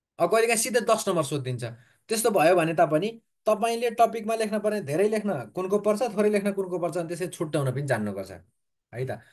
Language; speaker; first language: Nepali; native; Nepali